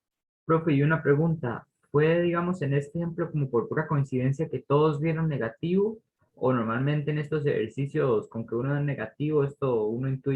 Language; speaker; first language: Spanish; native; Spanish